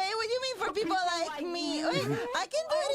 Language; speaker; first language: English; non-native, fluent; Italian